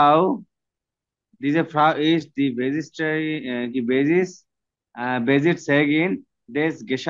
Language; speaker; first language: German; non-native, learner; Bangla